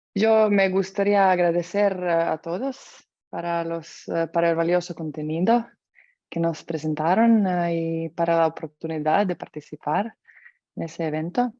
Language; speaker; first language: Spanish; non-native, fluent; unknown